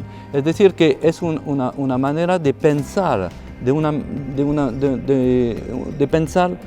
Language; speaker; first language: Spanish; non-native, fluent; French